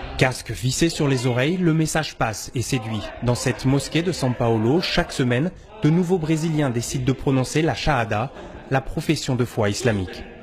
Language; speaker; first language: French; native; French